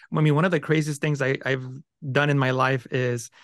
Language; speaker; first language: English; early bilingual, other home language; Spanish